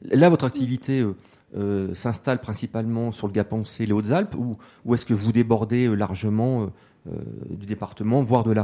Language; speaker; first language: French; native; French